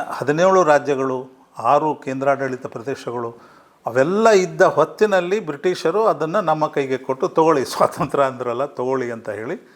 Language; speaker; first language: Kannada; non-native, local second language; Urdu